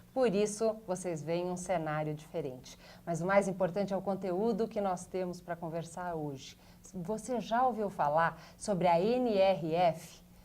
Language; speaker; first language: Portuguese; native; Portuguese